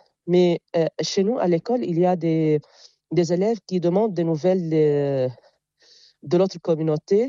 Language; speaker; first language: French; non-native, local second language; Arabic